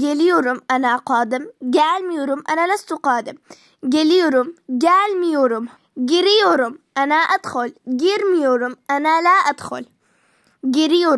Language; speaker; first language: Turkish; non-native, fluent; Arabic